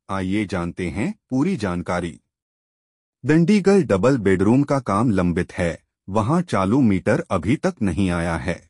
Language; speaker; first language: Hindi; non-native, local second language; Telugu